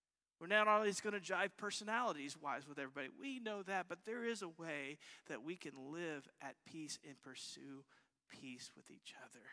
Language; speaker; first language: English; native; English